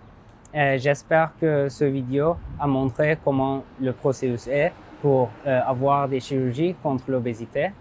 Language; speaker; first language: French; non-native, fluent; Turkish